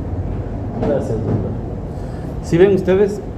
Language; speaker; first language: Spanish; native; Spanish